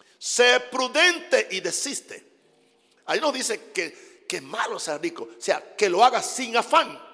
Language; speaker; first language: Spanish; non-native, fluent; English